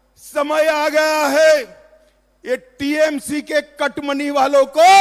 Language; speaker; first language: Hindi; non-native, local second language; Gujarati